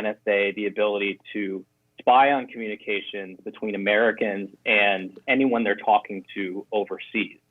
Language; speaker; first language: English; native; English